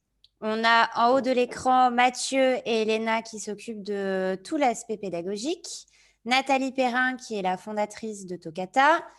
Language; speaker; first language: French; native; French